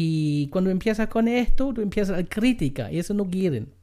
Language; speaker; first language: Spanish; non-native, learner; German